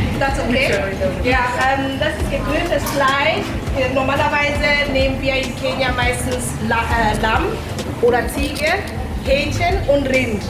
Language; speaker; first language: German; non-native, fluent; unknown